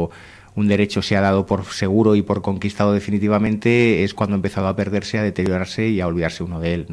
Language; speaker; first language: Spanish; native; Spanish